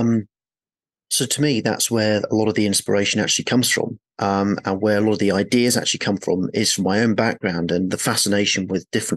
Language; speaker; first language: English; native; English